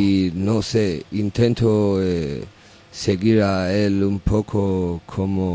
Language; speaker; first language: Spanish; non-native, learner; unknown